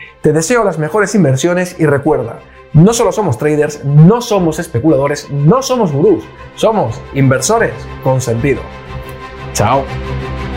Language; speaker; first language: Spanish; native; Spanish